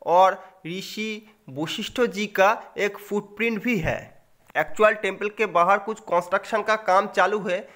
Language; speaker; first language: Hindi; non-native, local second language; Bangla